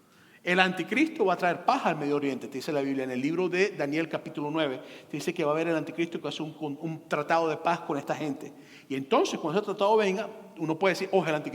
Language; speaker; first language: Spanish; native; Spanish